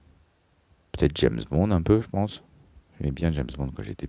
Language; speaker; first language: French; native; French